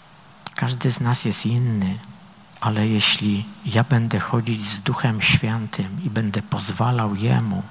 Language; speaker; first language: Polish; native; Polish